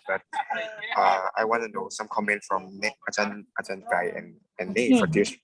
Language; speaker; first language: English; non-native, fluent; Thai